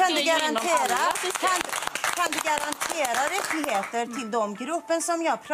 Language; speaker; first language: Swedish; non-native, fluent; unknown